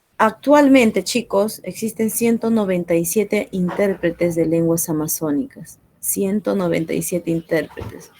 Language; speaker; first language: Spanish; non-native, local second language; Quechua